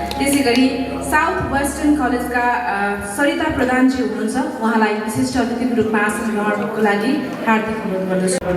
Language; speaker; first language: Nepali; native; Nepali